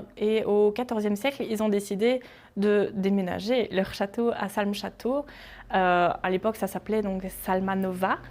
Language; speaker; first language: French; native; French